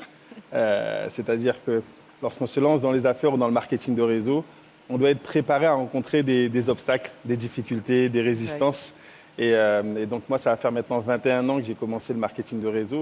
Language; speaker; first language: French; native; French